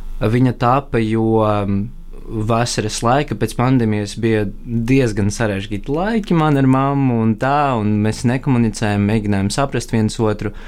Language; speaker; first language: Latvian; non-native, local second language; Russian